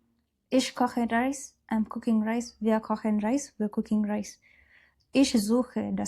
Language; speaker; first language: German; non-native, fluent; English